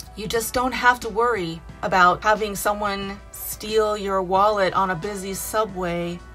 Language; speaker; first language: English; native; English